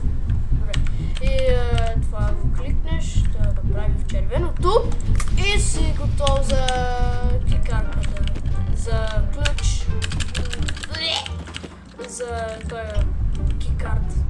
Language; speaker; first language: Bulgarian; early bilingual, heritage; Bulgarian